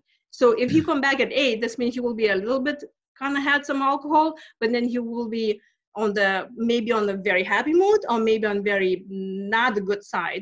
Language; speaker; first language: English; non-native, fluent; Lithuanian